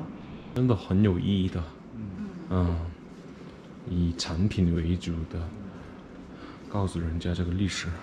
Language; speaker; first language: Chinese; non-native, fluent; Korean